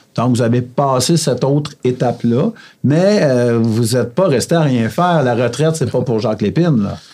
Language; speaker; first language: French; native; French